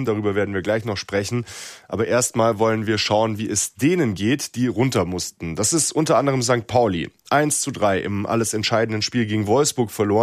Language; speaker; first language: German; native; German